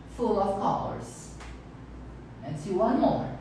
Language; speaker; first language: English; non-native, fluent; Portuguese